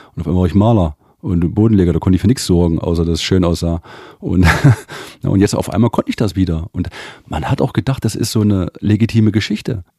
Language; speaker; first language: German; native; German